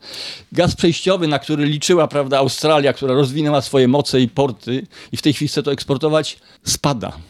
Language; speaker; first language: Polish; native; Polish